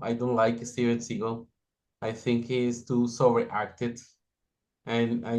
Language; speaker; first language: English; non-native, fluent; Spanish